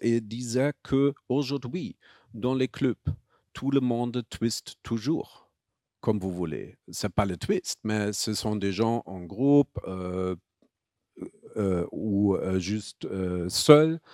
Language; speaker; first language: French; non-native, fluent; German